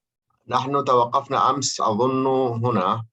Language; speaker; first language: Arabic; native; Arabic